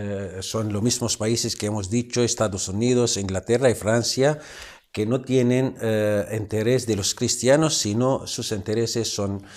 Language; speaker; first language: Spanish; non-native, fluent; Arabic